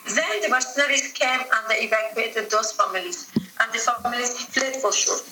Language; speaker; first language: English; non-native, fluent; Arabic